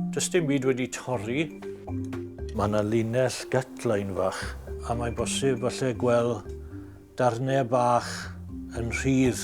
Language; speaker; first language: Welsh; native; Welsh